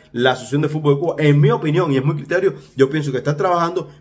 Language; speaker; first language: Spanish; native; Spanish